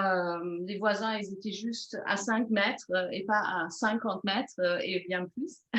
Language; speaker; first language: French; non-native, fluent; German